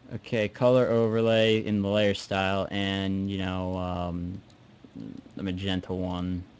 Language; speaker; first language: English; native; English